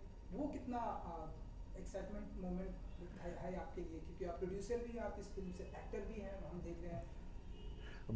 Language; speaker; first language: Hindi; native; Hindi